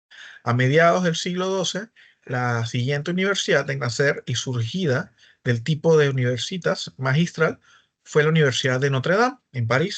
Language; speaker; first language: Spanish; native; Spanish